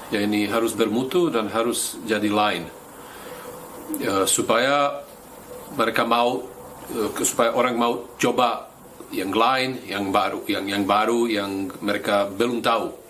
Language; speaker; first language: Indonesian; non-native, fluent; Slovak